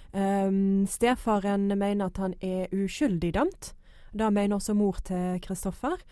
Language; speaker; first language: Norwegian; non-native, fluent; English